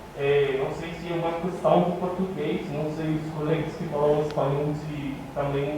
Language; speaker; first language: Portuguese; non-native, fluent; Spanish